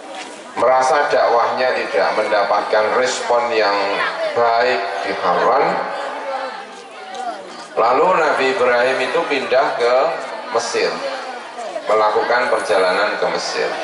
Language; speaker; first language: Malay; non-native, local second language; Javanese